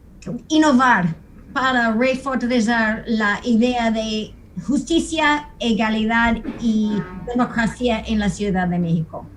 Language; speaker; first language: Spanish; non-native, fluent; English